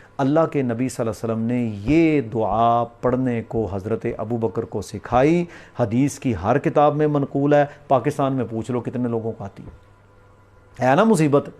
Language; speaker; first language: Urdu; non-native, local second language; Punjabi